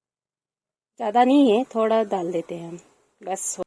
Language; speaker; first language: Hindi; non-native, local second language; Karbi